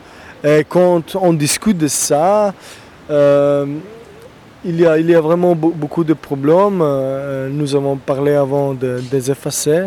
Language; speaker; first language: French; non-native, fluent; Slovenian